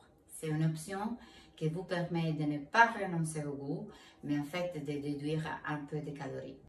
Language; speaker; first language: French; non-native, fluent; Italian